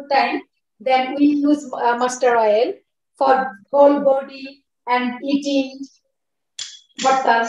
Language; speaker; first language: English; non-native, learner; Bangla